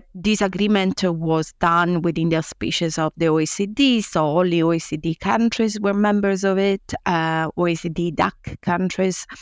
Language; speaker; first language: English; non-native, fluent; Italian